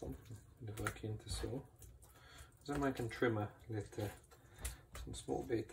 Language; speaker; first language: Swedish; non-native, fluent; English